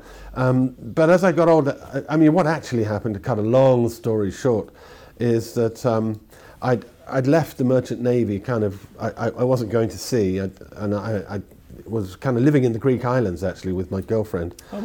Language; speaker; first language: English; native; English